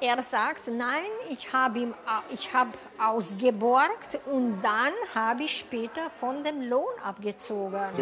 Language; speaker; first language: German; non-native, fluent; Romanian